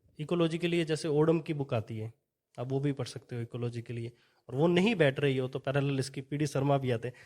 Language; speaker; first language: Hindi; native; Hindi